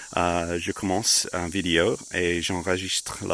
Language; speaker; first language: French; non-native, fluent; English